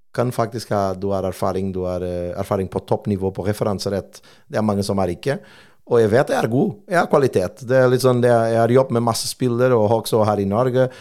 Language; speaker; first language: Norwegian; non-native, fluent; Portuguese